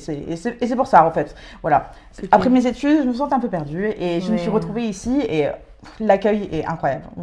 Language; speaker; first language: French; native; French